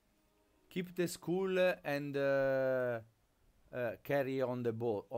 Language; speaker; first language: English; non-native, learner; Italian